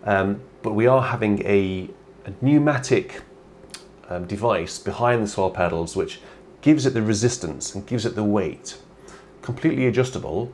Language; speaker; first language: English; native; English